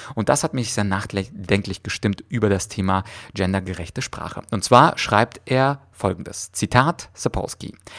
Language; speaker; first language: German; early bilingual, other home language; Russian